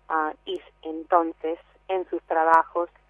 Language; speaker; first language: Spanish; non-native, fluent; English